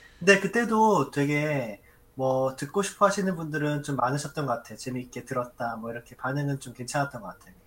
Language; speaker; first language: Korean; native; Korean